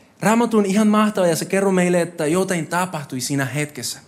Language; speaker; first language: Finnish; non-native, fluent; Spanish